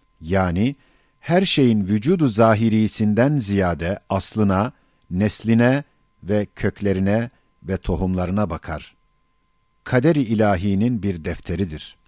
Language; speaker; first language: Turkish; native; Turkish